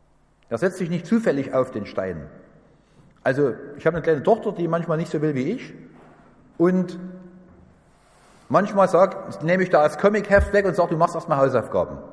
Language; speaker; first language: German; native; German